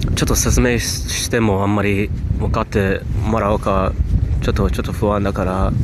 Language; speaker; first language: Japanese; non-native, fluent; English